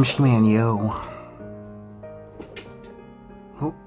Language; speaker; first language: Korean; early bilingual, heritage; English